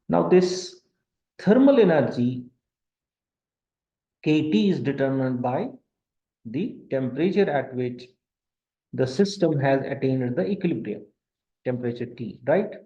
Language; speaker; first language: English; non-native, local second language; Kashmiri